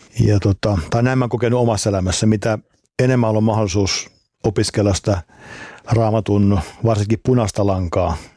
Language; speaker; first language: Finnish; native; Finnish